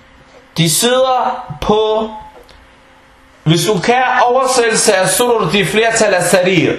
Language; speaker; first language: Danish; non-native, local second language; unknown